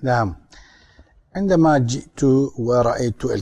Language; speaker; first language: Arabic; non-native, learner; Turkish